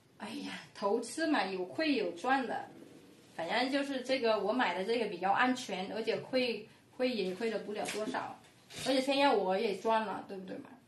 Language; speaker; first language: Chinese; non-native, fluent; Vietnamese